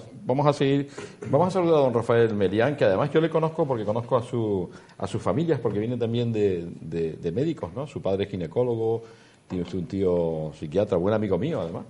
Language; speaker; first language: Spanish; native; Spanish